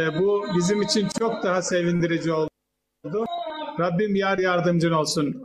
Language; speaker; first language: Turkish; native; Turkish